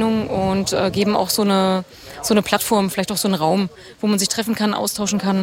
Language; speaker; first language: German; native; German